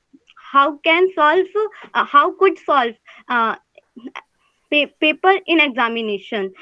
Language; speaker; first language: English; non-native, learner; Hindi